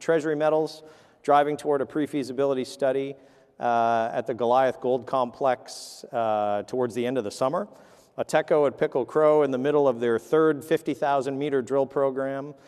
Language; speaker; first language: English; native; English